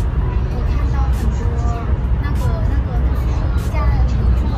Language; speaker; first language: Chinese; non-native, fluent; Vietnamese